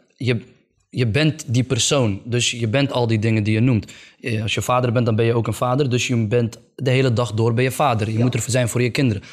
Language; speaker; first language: Dutch; early bilingual, other home language; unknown